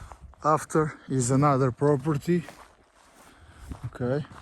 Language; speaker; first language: English; non-native, learner; Portuguese